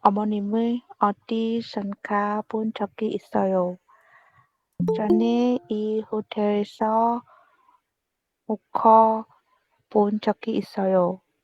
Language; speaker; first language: Korean; non-native, learner; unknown